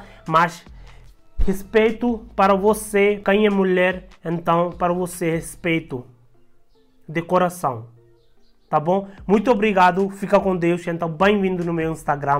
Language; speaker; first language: Portuguese; non-native, learner; Hindi